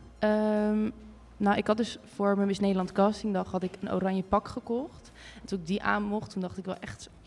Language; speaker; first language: Dutch; native; Dutch